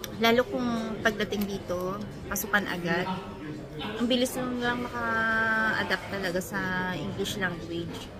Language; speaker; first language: Filipino; non-native, local second language; Hiligaynon